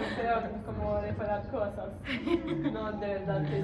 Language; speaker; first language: Spanish; non-native, fluent; Italian